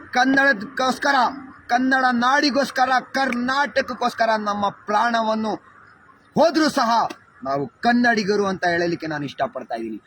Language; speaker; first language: Kannada; non-native, local second language; Urdu